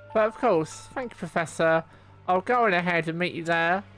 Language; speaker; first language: English; native; English